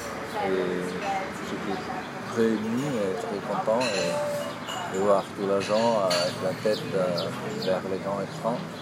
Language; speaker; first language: French; non-native, fluent; Italian